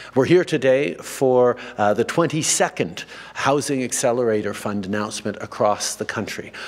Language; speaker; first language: English; native; English